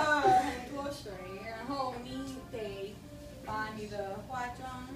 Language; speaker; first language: Chinese; non-native, learner; Spanish